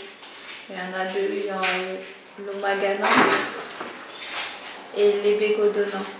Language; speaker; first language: French; non-native, local second language; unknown